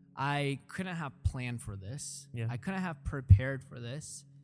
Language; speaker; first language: English; early bilingual, other home language; Russian